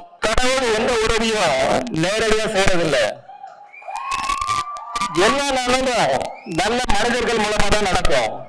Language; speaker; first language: Tamil; native; Tamil